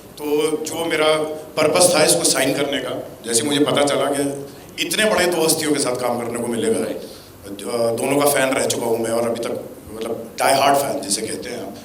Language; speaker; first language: Hindi; native; Hindi